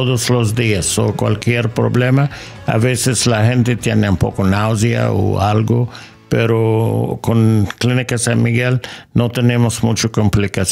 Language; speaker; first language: Spanish; non-native, learner; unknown